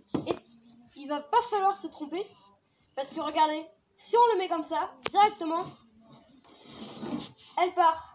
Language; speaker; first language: French; native; French